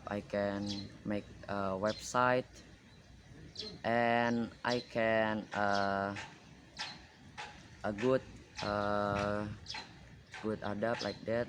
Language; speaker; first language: English; non-native, learner; Indonesian